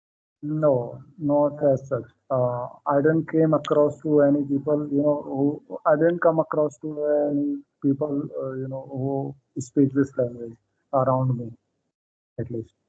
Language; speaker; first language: English; non-native, local second language; Hindi